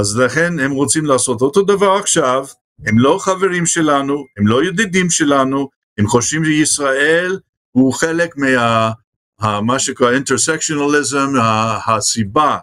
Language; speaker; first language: Hebrew; non-native, fluent; English